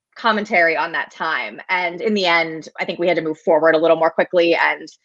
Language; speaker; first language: English; native; English